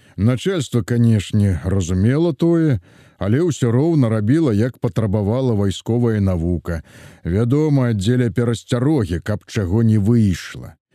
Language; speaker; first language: Belarusian; native; Belarusian